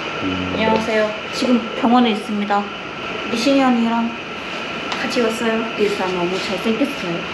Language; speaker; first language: Korean; non-native, learner; Thai